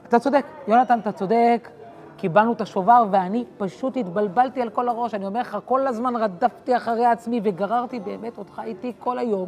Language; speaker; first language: Hebrew; native; Hebrew